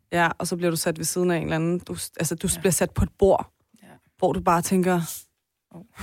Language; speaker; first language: Danish; early bilingual, other home language; Persian